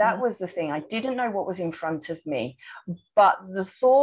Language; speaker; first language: English; native; English